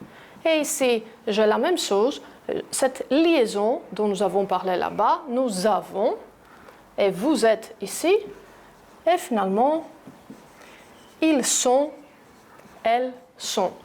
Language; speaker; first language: French; non-native, fluent; Greek